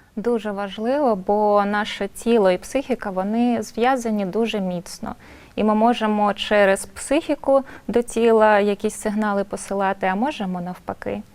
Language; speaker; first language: Ukrainian; non-native, local second language; Russian